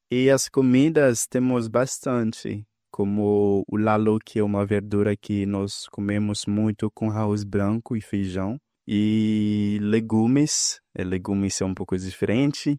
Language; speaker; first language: Portuguese; non-native, fluent; Haitian Creole